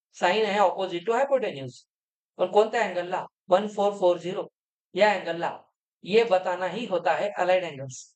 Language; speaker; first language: Hindi; non-native, local second language; Marathi